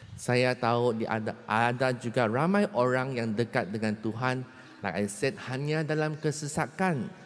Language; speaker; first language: Malay; non-native, local second language; Chinese